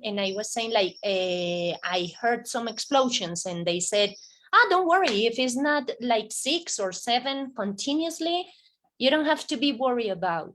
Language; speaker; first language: English; non-native, fluent; Spanish